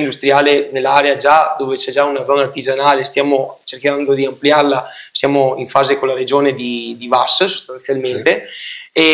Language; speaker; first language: Italian; native; Italian